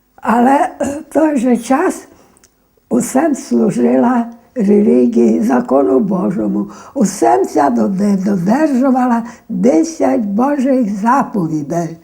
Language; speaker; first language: Ukrainian; native; Ukrainian